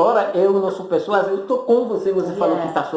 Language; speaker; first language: Portuguese; non-native, fluent; Haitian Creole